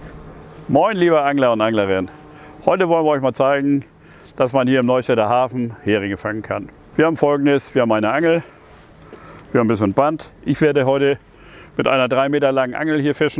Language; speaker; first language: German; native; German